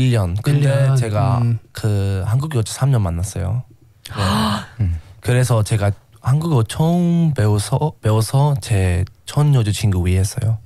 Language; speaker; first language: Korean; non-native, learner; English